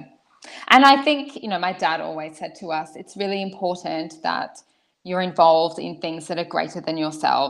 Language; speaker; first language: English; native; English